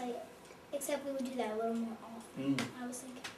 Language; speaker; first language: English; native; English